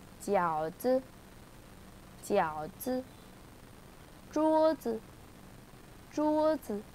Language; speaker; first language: Chinese; non-native, fluent; Vietnamese